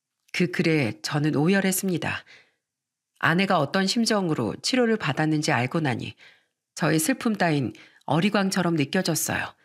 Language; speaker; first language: Korean; native; Korean